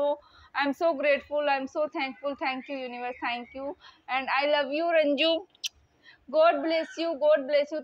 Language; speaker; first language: Hindi; native; Hindi